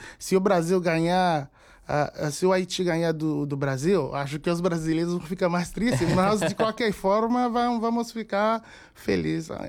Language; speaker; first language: Portuguese; non-native, fluent; Haitian Creole